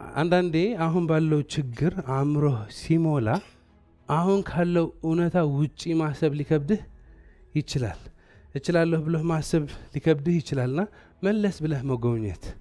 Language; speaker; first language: Amharic; non-native, local second language; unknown